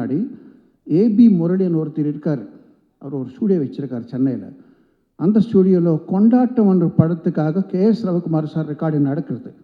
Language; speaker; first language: Tamil; non-native, local second language; Telugu